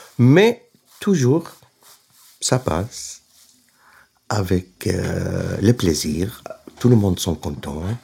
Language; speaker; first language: French; non-native, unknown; Arabic